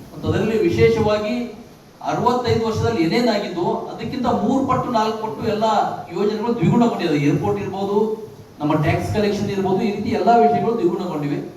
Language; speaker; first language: Kannada; native; Kannada